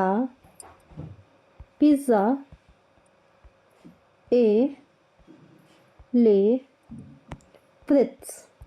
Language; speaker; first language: French; non-native, learner; Hindi